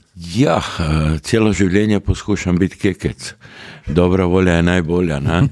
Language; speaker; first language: Slovenian; early bilingual, other home language; Serbian